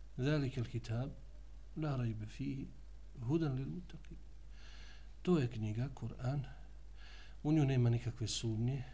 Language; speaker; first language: Bosnian; native; Bosnian